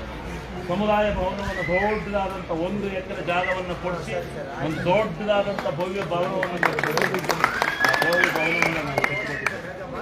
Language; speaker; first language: Kannada; native; Kannada